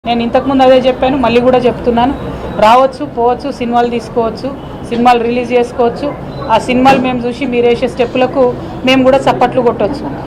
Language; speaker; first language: Telugu; native; Telugu